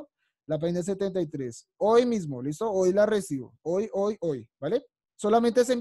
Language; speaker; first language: Spanish; native; Spanish